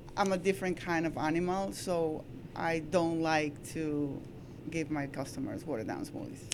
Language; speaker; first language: English; non-native, fluent; Spanish